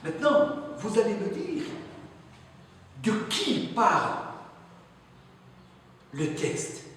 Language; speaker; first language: French; non-native, local second language; Arabic